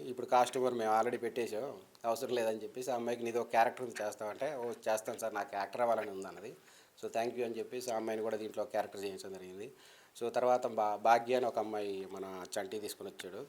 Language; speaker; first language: Telugu; native; Telugu